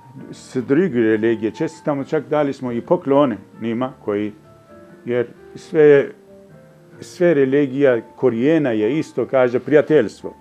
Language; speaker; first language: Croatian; non-native, fluent; Persian